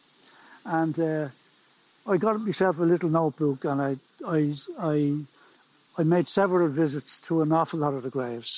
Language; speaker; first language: English; native; English